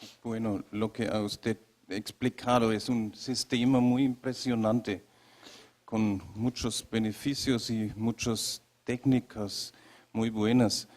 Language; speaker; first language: Spanish; non-native, fluent; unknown